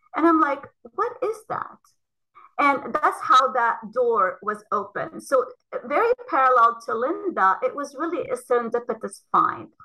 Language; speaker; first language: English; non-native, fluent; Arabic